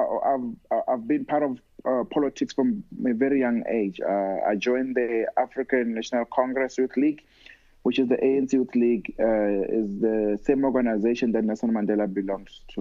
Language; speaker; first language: English; non-native, local second language; Northern Sotho